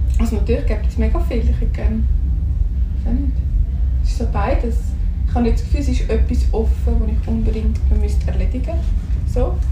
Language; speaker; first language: German; native; German